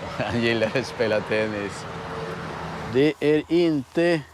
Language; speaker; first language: Swedish; early bilingual, heritage; Swedish